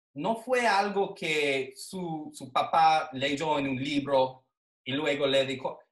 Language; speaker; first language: Spanish; non-native, fluent; English